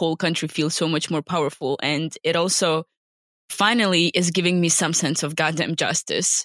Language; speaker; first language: English; non-native, fluent; Ukrainian